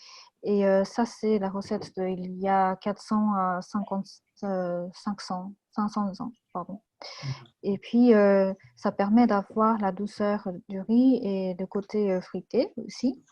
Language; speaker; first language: French; non-native, fluent; Japanese